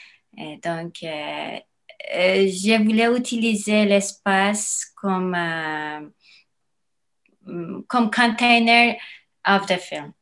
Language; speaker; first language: French; non-native, learner; Persian